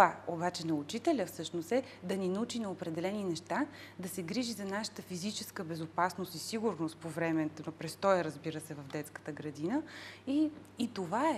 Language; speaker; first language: Bulgarian; native; Bulgarian